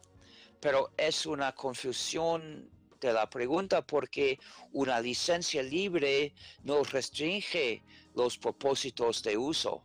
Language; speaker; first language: Spanish; non-native, fluent; English